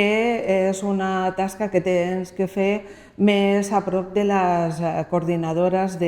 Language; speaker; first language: Catalan; non-native, local second language; Spanish